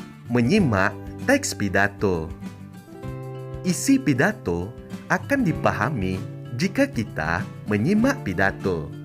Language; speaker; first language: Indonesian; native; Indonesian